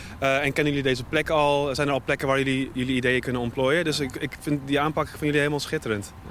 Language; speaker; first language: Dutch; native; Dutch